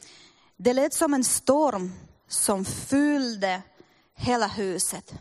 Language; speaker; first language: Swedish; non-native, fluent; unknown